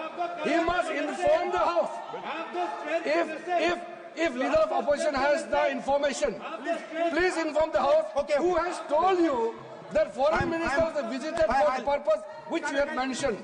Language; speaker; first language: English; non-native, local second language; Hindi